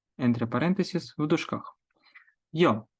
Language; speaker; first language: Spanish; non-native, fluent; Ukrainian